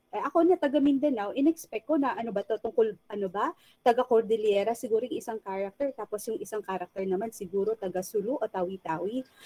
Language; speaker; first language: Filipino; non-native, local second language; Chavacano